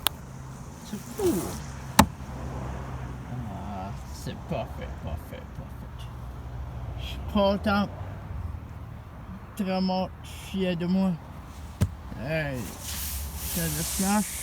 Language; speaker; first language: French; non-native, learner; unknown